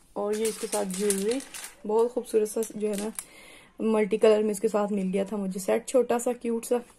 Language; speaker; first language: Hindi; native; Hindi